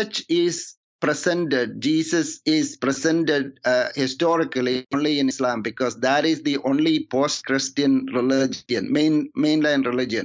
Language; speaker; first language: English; non-native, local second language; Malayalam